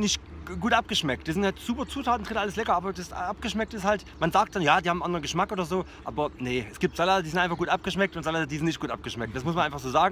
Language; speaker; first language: German; native; German